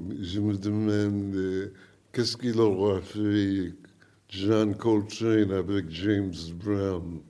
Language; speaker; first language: French; non-native, learner; English